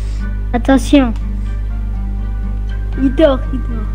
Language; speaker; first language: French; native; French